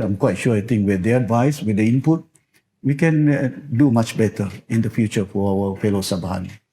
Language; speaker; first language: English; non-native, local second language; Malay